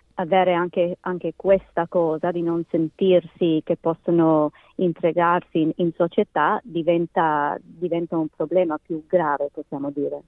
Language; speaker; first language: Italian; early bilingual, heritage; Italian